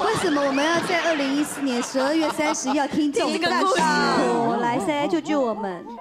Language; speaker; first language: Chinese; native; Chinese